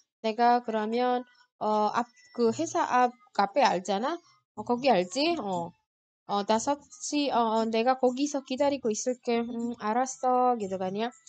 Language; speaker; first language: Korean; non-native, fluent; Indonesian